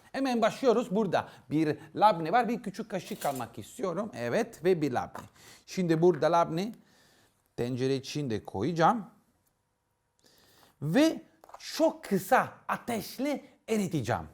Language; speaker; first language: Turkish; non-native, learner; Italian